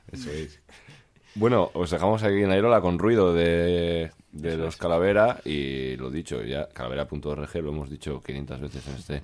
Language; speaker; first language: Spanish; native; Spanish